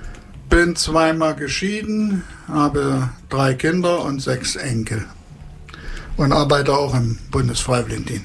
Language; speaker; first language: German; native; German